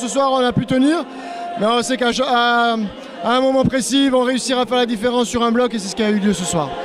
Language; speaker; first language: French; native; French